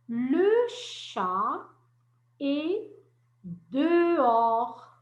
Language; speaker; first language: French; non-native, local second language; Arabic